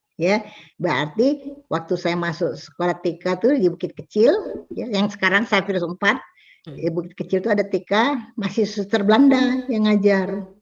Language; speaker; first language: Indonesian; native; Indonesian